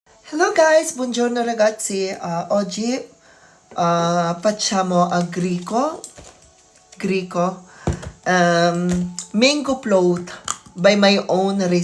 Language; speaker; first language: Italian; non-native, learner; Filipino